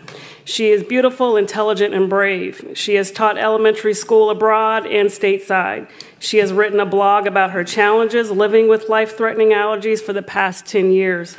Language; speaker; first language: English; native; English